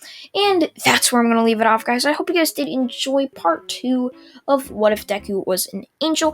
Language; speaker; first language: English; native; English